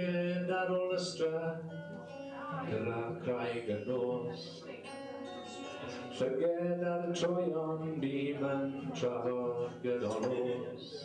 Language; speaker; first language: Welsh; native; Welsh